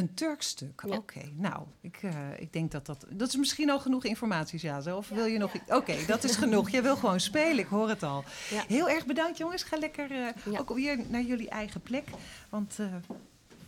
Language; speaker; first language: Dutch; native; Dutch